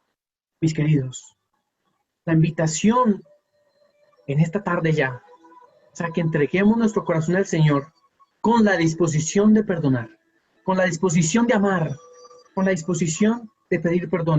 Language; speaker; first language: Spanish; native; Spanish